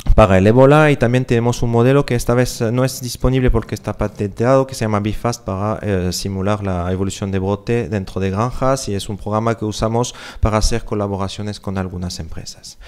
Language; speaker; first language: Spanish; non-native, fluent; French